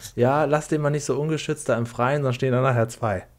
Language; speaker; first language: German; native; German